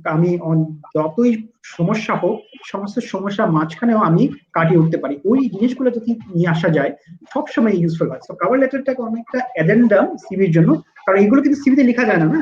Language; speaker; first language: Bangla; native; Bangla